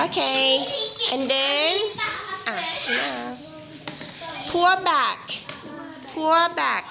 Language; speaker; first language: English; non-native, fluent; Thai